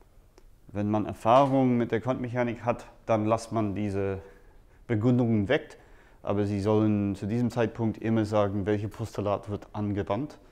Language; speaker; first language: German; non-native, fluent; English